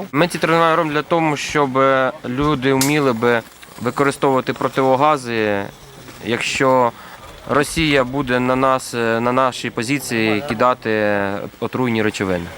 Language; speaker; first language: Ukrainian; native; Ukrainian